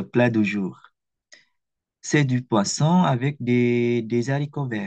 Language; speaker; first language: French; non-native, fluent; Indonesian